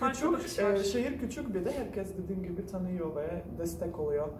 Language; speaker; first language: Turkish; non-native, fluent; Russian